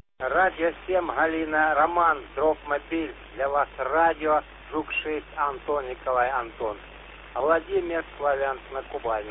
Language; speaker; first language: Russian; native; Russian